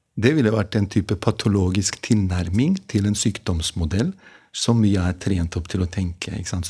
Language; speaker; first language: Norwegian; non-native, fluent; Bosnian